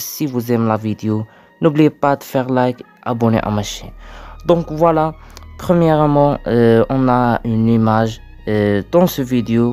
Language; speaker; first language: French; non-native, learner; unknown